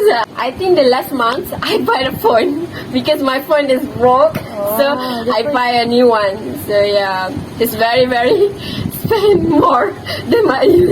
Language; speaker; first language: English; non-native, local second language; Malay